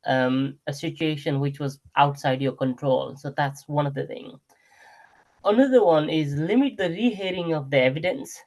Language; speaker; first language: English; non-native, local second language; Nepali